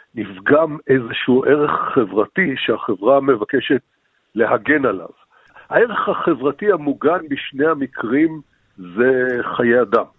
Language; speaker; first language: Hebrew; native; Hebrew